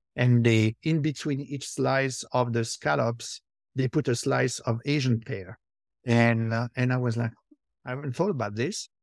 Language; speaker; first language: English; non-native, fluent; French